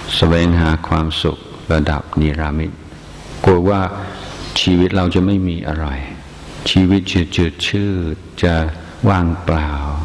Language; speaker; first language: Thai; non-native, fluent; English